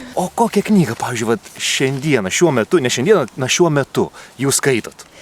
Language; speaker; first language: Lithuanian; native; Lithuanian